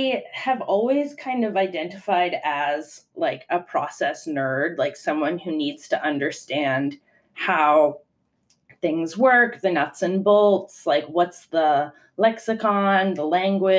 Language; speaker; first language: English; non-native, fluent; Italian